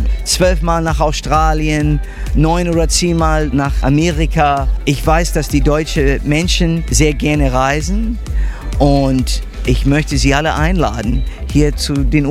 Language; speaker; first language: German; early bilingual, heritage; English